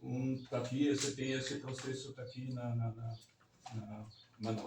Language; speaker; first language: Portuguese; non-native, learner; German